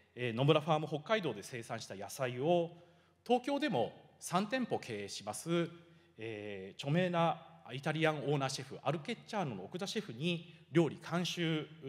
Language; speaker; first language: Japanese; native; Japanese